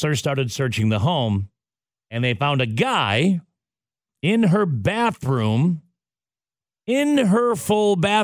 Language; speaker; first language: English; native; English